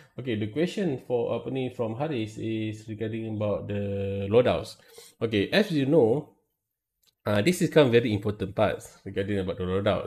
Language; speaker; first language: English; non-native, local second language; Malay